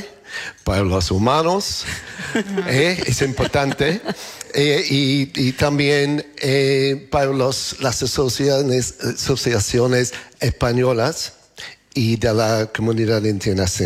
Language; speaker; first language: Spanish; non-native, learner; English